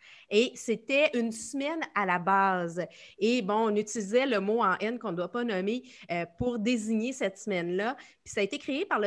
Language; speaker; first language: French; native; French